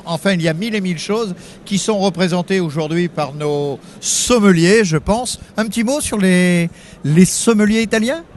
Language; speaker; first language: French; native; French